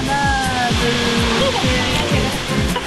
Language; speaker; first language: Korean; native; Korean